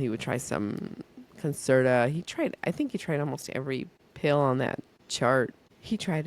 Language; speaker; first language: English; early bilingual, other home language; Spanish